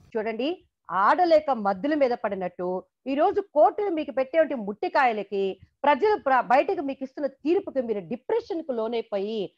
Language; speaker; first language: Telugu; native; Telugu